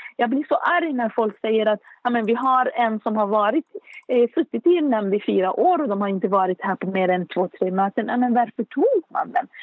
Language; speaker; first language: Swedish; non-native, fluent; Arabic